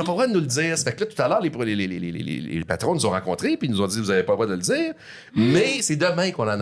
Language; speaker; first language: French; native; French